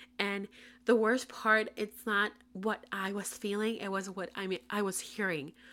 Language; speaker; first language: English; non-native, local second language; Spanish